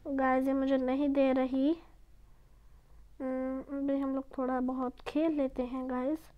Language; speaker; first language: Urdu; native; Urdu